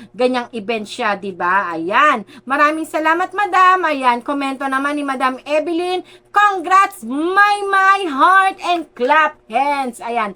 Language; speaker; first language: Filipino; native; Filipino